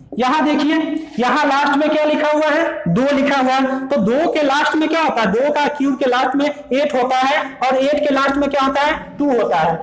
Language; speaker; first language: Hindi; native; Hindi